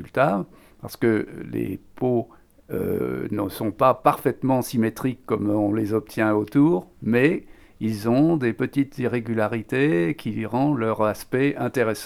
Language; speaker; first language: French; native; French